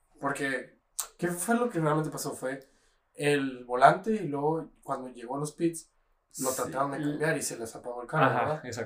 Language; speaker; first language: Spanish; native; Spanish